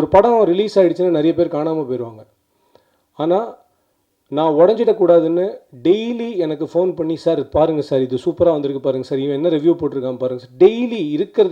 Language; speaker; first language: Tamil; native; Tamil